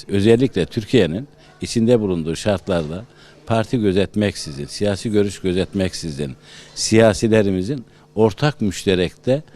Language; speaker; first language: Turkish; native; Turkish